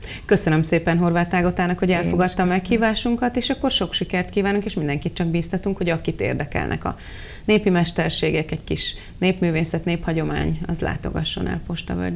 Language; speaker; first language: Hungarian; native; Hungarian